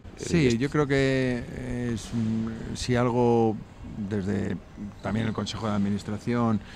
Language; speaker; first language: Spanish; native; Spanish